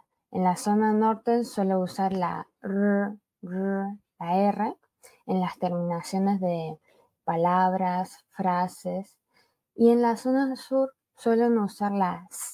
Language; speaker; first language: Spanish; early bilingual, other home language; Chinese